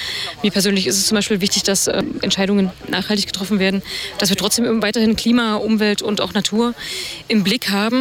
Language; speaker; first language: German; native; German